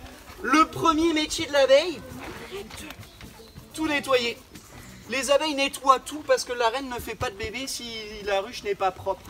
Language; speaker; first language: French; native; French